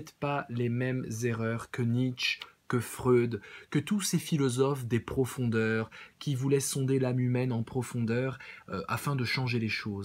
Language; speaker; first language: French; native; French